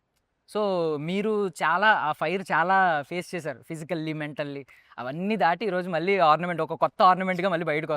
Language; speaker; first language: Telugu; native; Telugu